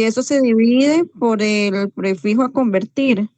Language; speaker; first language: Spanish; native; Spanish